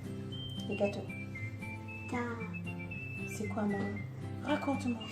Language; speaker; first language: French; non-native, local second language; Arabic